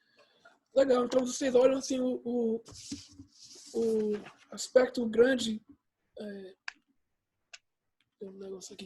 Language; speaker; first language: Portuguese; early bilingual, heritage; English